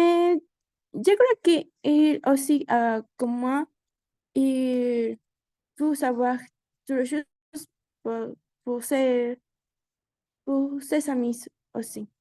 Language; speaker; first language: French; non-native, learner; Spanish